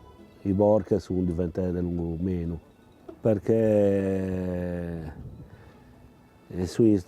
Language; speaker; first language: Italian; non-native, local second language; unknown